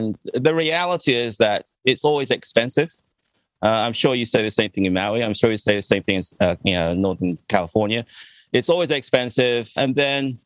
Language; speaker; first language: English; native; English